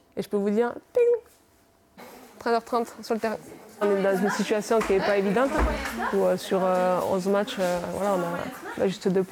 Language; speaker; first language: French; native; French